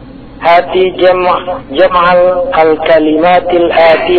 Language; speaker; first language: Arabic; non-native, learner; Indonesian